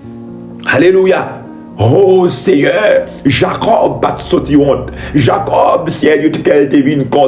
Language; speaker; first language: French; non-native, local second language; Haitian Creole